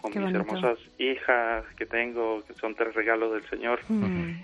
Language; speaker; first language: Spanish; native; Spanish